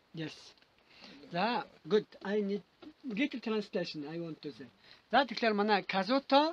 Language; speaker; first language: English; non-native, learner; Mongolian